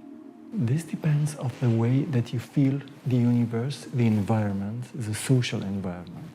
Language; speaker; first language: English; non-native, fluent; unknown